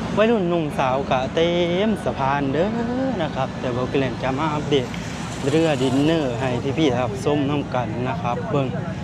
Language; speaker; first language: Thai; non-native, local second language; Lao